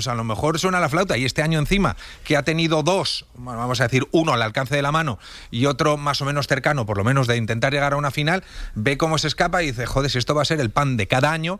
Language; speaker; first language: Spanish; native; Spanish